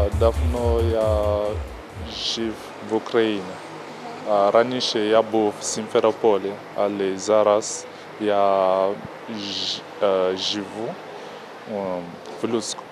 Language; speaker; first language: Ukrainian; non-native, learner; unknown